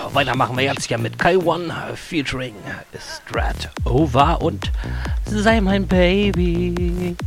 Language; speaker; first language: German; native; German